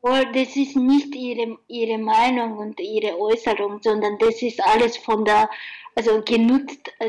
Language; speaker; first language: German; non-native, learner; Japanese